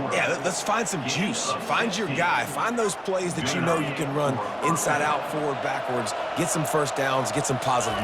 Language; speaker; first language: English; native; English